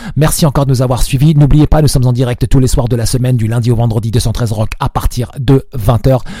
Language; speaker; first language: French; non-native, local second language; Arabic